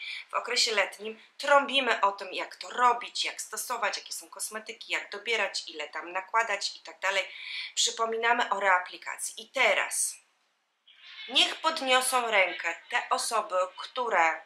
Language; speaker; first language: Polish; native; Polish